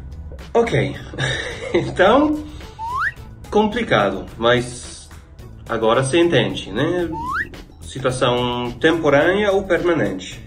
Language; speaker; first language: Portuguese; non-native, fluent; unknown